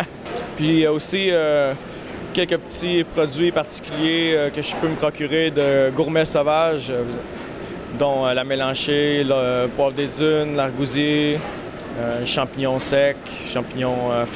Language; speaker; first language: French; native; French